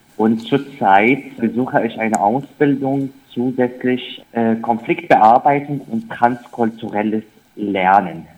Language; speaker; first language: German; non-native, fluent; Arabic